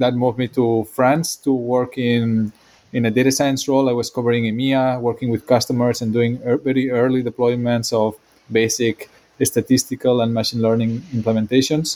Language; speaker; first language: English; non-native, fluent; Spanish